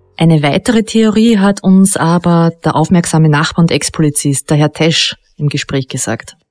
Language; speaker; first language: German; native; German